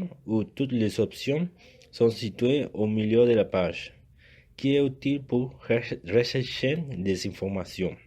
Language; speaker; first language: French; non-native, learner; Spanish